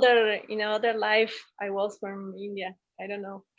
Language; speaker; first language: English; non-native, fluent; Spanish